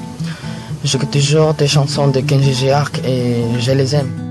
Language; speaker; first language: French; non-native, learner; Filipino